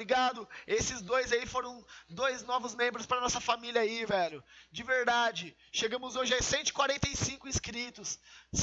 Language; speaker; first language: Portuguese; native; Portuguese